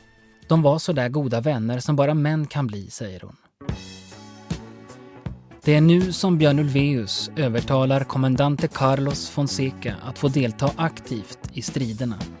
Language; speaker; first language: Swedish; native; Swedish